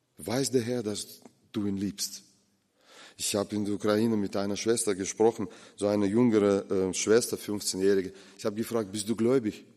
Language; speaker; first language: German; non-native, fluent; Russian